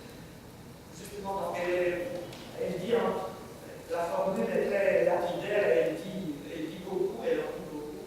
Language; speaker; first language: French; non-native, fluent; Romanian